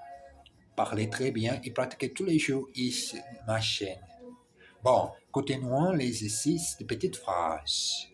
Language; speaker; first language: French; non-native, learner; Portuguese